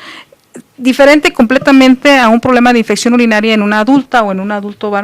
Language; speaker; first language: Spanish; native; Spanish